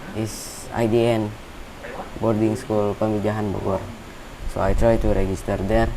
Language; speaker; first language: English; non-native, learner; Indonesian